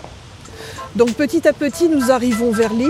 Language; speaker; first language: French; native; French